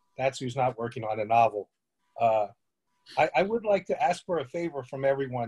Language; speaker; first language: English; native; English